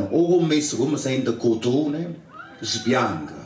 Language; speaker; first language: Italian; native; Italian